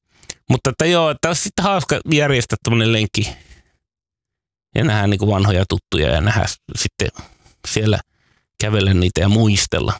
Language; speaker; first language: Finnish; native; Finnish